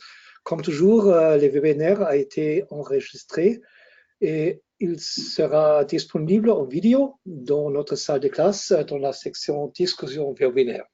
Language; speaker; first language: French; non-native, fluent; German